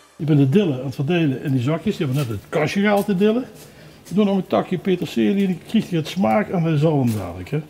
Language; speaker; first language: Dutch; native; Dutch